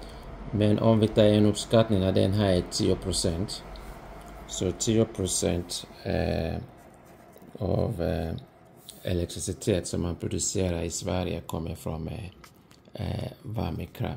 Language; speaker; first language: Swedish; non-native, fluent; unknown